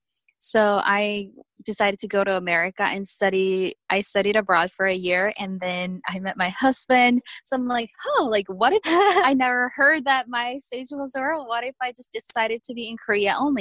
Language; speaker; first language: English; non-native, fluent; Korean